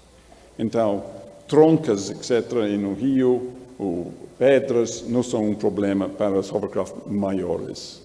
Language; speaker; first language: Portuguese; non-native, learner; English